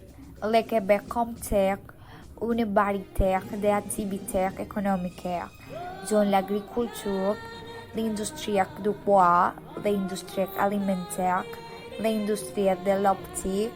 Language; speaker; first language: French; non-native, learner; Spanish